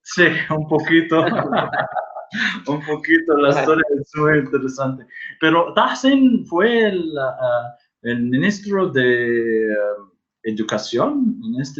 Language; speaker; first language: Spanish; non-native, fluent; Arabic